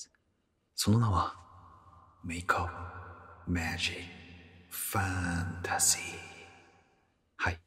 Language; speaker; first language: Japanese; non-native, fluent; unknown